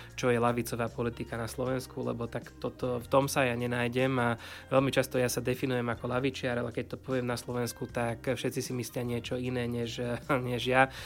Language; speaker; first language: Slovak; non-native, local second language; Hungarian